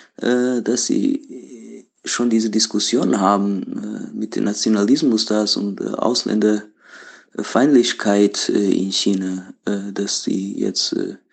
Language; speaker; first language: German; non-native, learner; Portuguese